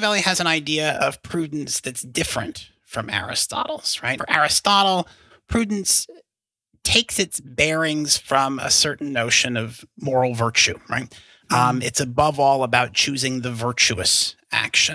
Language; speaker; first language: English; native; English